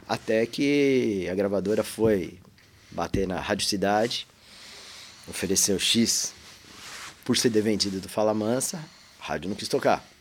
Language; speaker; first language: Portuguese; native; Portuguese